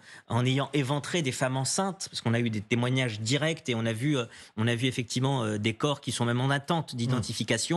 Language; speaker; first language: French; native; French